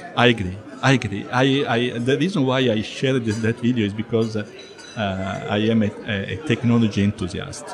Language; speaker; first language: English; non-native, fluent; Italian